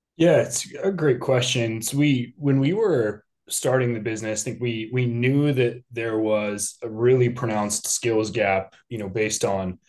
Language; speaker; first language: English; native; English